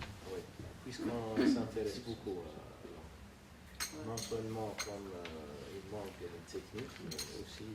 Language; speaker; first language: French; non-native, local second language; Arabic